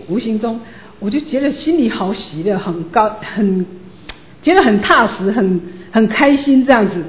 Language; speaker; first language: Chinese; native; Chinese